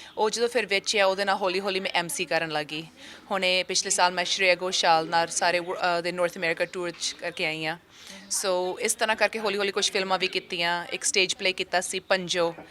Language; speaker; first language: Punjabi; early bilingual, heritage; Punjabi